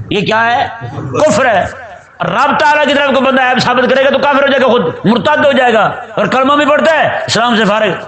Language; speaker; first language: Urdu; non-native, local second language; Punjabi